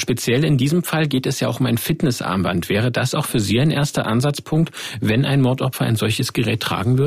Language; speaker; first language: German; native; German